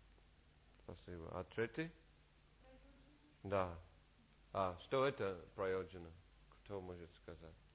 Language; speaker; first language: Russian; non-native, learner; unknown